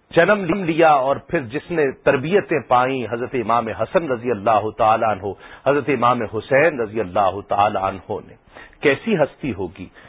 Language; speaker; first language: Urdu; native; Urdu